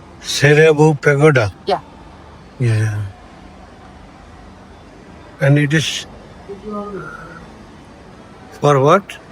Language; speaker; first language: English; non-native, learner; Bangla